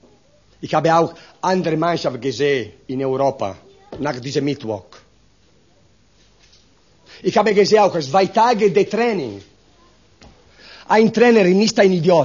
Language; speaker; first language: German; non-native, learner; Italian